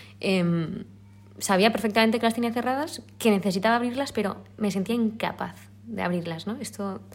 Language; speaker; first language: Spanish; native; Spanish